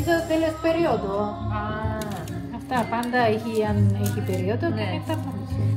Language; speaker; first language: Greek; non-native, learner; Indonesian